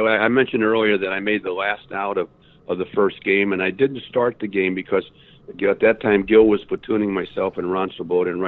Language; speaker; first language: English; native; English